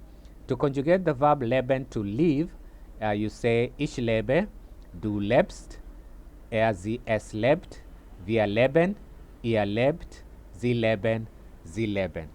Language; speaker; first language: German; non-native, fluent; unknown